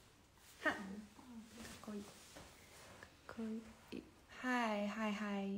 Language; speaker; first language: Japanese; non-native, learner; Chinese